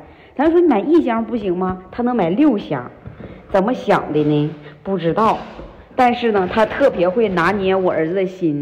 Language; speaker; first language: Chinese; native; Chinese